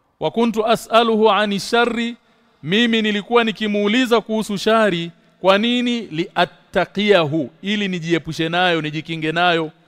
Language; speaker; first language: Swahili; native; Swahili